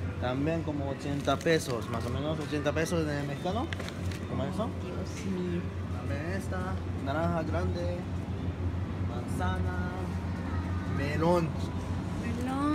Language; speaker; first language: Spanish; non-native, learner; Japanese